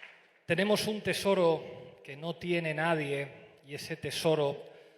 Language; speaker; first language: Spanish; native; Spanish